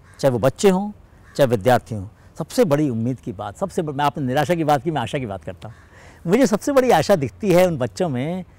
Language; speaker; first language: Hindi; native; Hindi